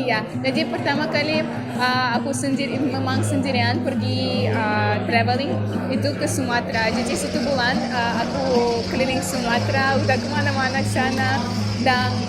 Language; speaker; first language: Indonesian; non-native, fluent; Russian